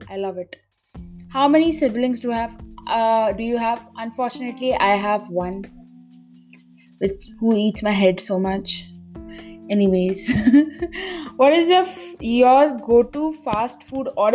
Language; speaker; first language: English; non-native, local second language; Maithili